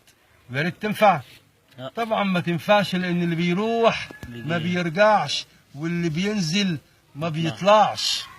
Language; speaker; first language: Arabic; native; Arabic